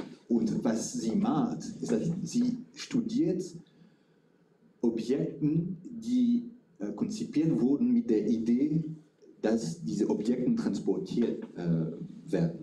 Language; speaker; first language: German; non-native, fluent; French